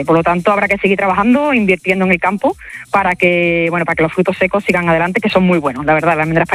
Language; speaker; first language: Spanish; native; Spanish